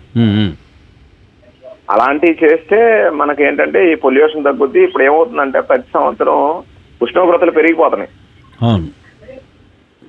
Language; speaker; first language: Telugu; native; Telugu